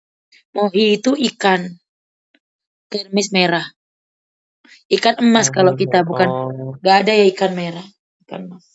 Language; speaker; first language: Indonesian; native; Indonesian